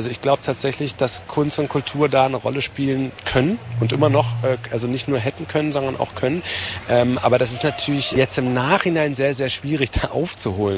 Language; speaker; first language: German; native; German